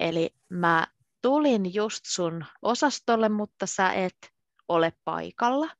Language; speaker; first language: Finnish; native; Finnish